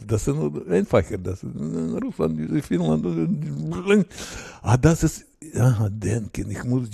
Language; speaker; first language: German; non-native, learner; Russian